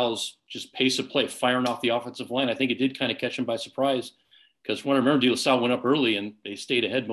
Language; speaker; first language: English; native; English